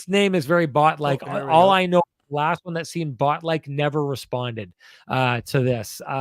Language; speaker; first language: English; native; English